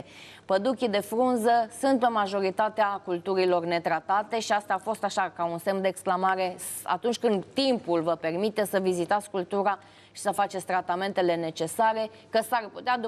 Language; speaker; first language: Romanian; native; Romanian